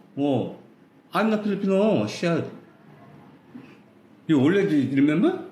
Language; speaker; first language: English; non-native, learner; Korean